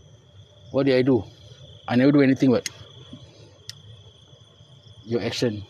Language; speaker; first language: English; non-native, local second language; Malay